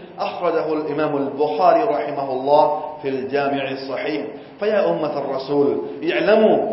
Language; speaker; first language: Arabic; non-native, fluent; Gujarati